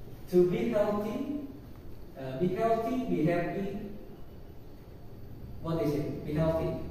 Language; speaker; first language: English; non-native, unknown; Indonesian